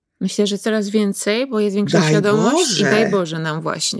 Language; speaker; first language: Polish; native; Polish